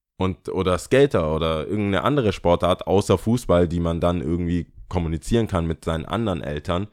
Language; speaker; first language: German; early bilingual, other home language; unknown